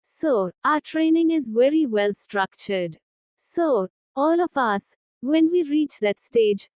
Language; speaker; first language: English; non-native, local second language; Hindi